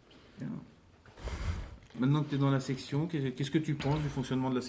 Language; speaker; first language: French; native; French